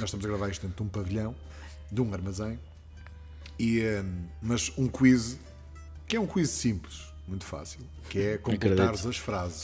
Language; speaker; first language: Portuguese; native; Portuguese